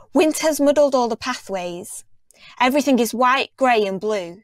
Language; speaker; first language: English; native; English